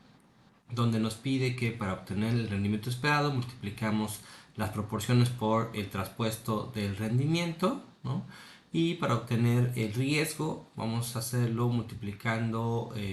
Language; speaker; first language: Spanish; native; Spanish